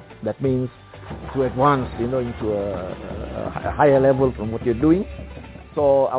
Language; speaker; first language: English; non-native, local second language; Cantonese